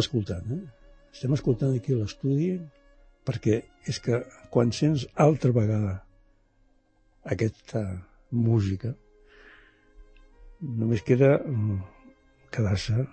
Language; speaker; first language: Catalan; native; Catalan